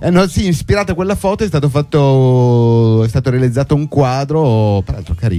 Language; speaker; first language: Italian; native; Italian